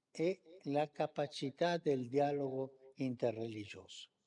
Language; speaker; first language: Italian; non-native, fluent; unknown